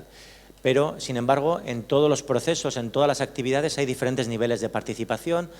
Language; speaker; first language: Spanish; native; Spanish